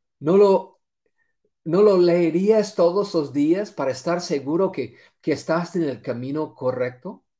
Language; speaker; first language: Spanish; non-native, fluent; English